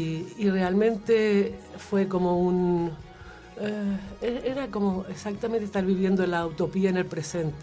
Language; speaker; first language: Spanish; native; Spanish